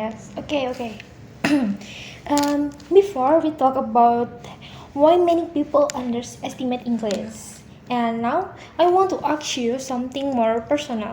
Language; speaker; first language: English; non-native, learner; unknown